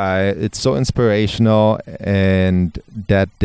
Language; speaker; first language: English; non-native, fluent; German